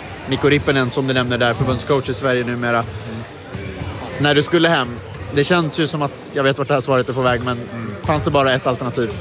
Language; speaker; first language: Swedish; native; Swedish